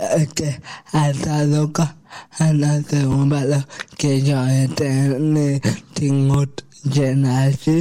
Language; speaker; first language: Catalan; non-native, local second language; Spanish